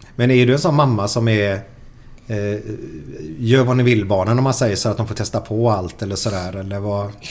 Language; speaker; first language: Swedish; native; Swedish